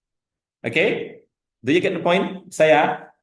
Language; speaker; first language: English; non-native, fluent; Indonesian